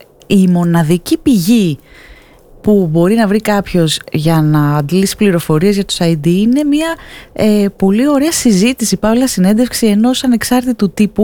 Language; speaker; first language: Greek; native; Greek